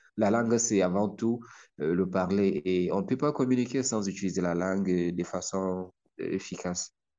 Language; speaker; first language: French; non-native, local second language; Hausa